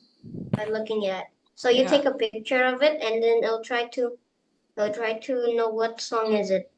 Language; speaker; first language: English; non-native, fluent; Indonesian